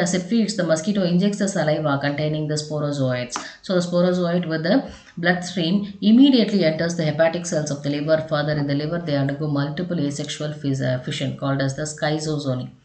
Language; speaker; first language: English; non-native, local second language; Tamil